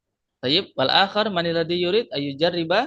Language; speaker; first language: Arabic; non-native, fluent; Indonesian